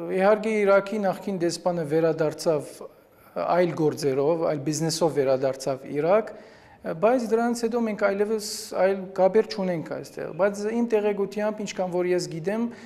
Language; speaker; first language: Armenian; early bilingual, heritage; Armenian